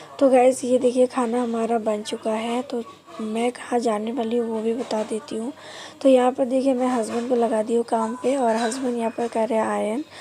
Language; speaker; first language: Hindi; non-native, local second language; Bangla